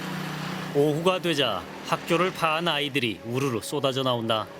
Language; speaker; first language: Korean; native; Korean